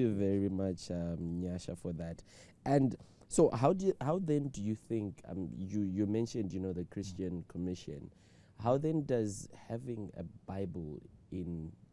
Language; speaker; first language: English; non-native, local second language; Shona